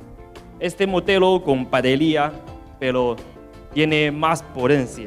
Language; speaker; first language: Spanish; non-native, learner; Chinese